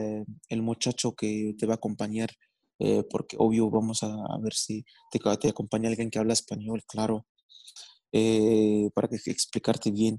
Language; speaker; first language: Spanish; non-native, fluent; Arabic